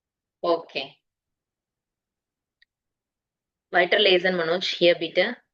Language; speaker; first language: German; non-native, learner; Tamil